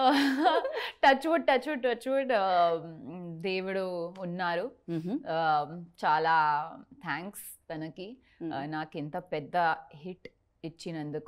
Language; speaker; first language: Telugu; non-native, learner; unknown